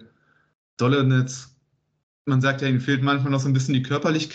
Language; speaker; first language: German; native; German